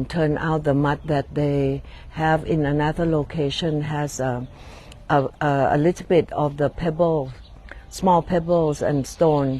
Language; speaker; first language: English; non-native, fluent; Thai